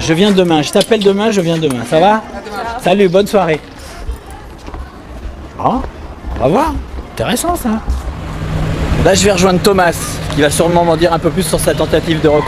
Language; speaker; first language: French; native; French